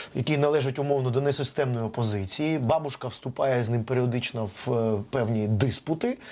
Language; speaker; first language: Ukrainian; non-native, local second language; Russian